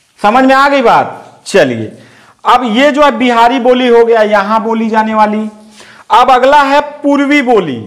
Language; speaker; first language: Hindi; native; Hindi